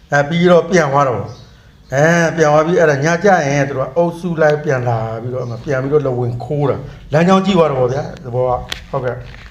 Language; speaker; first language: Burmese; native; Burmese